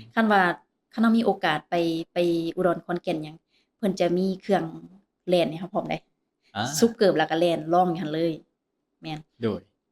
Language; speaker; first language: Lao; native; Lao